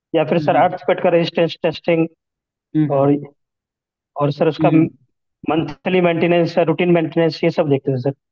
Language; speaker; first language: Hindi; native; Hindi